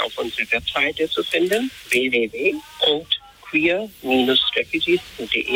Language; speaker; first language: German; non-native, fluent; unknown